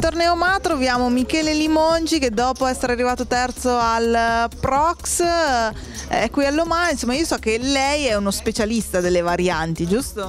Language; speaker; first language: Italian; native; Italian